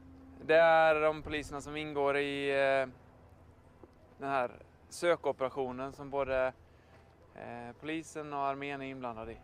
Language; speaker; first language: Swedish; native; Swedish